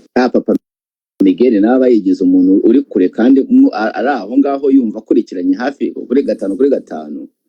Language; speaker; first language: Kinyarwanda; native; Kinyarwanda